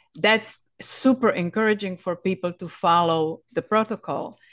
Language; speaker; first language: English; non-native, fluent; Czech